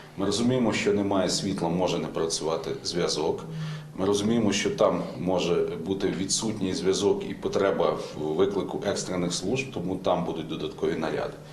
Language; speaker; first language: Ukrainian; native; Ukrainian